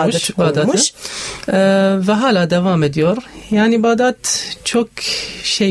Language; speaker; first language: Turkish; non-native, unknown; Arabic